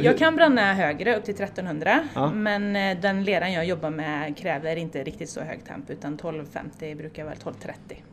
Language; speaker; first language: Swedish; native; Swedish